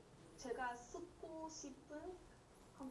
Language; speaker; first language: Korean; non-native, learner; English